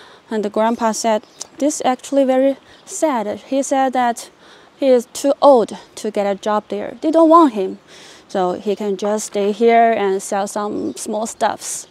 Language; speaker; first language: English; non-native, fluent; Chinese